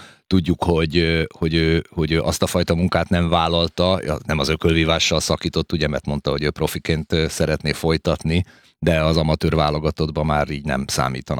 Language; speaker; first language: Hungarian; native; Hungarian